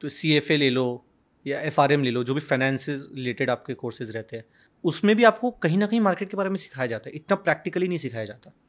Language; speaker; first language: Hindi; native; Hindi